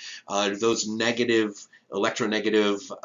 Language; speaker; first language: English; native; English